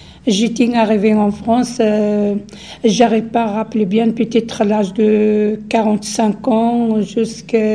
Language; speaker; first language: French; non-native, learner; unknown